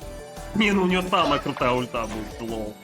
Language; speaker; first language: Russian; native; Russian